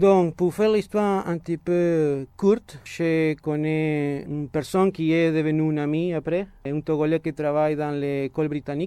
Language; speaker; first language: French; non-native, fluent; Spanish